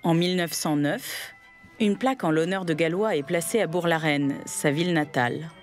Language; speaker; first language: French; native; French